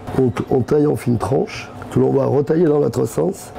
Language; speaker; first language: French; native; French